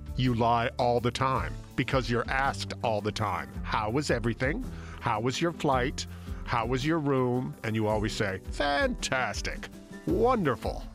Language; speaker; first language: English; native; English